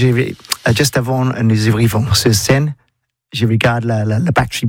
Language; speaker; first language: French; non-native, learner; English